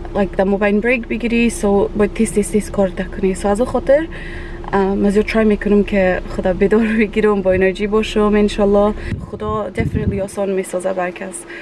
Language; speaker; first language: Persian; native; Persian